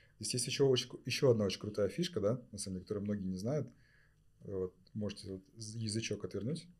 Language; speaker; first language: Russian; native; Russian